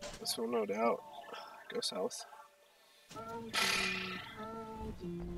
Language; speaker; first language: English; native; English